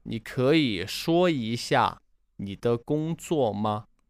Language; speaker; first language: Chinese; non-native, learner; English